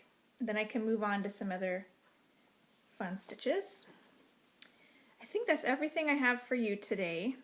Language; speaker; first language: English; native; English